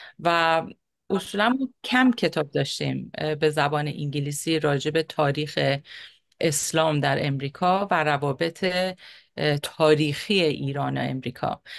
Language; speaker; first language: Persian; native; Persian